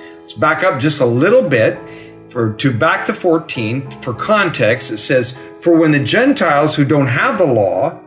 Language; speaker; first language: English; native; English